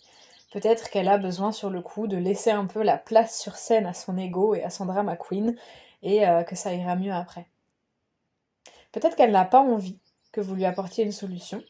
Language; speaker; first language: French; native; French